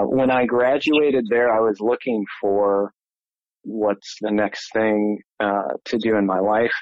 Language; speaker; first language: English; native; English